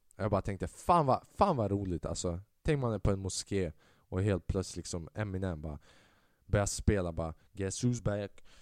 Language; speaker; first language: Swedish; early bilingual, other home language; Albanian